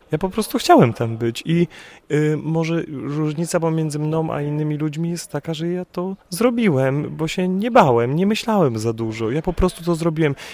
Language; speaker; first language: Polish; native; Polish